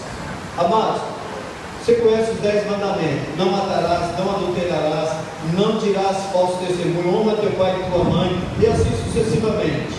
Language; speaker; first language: Portuguese; native; Portuguese